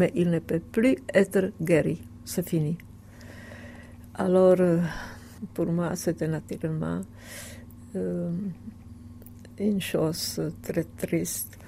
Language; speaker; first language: French; non-native, fluent; Czech